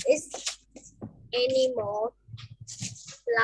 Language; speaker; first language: English; non-native, learner; Vietnamese